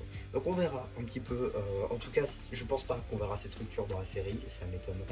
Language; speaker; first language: French; native; French